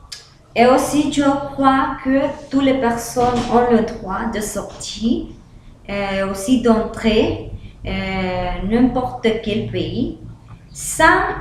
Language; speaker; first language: French; non-native, learner; Spanish